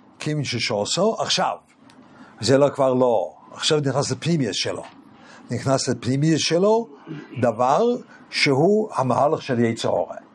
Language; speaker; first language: Hebrew; non-native, fluent; English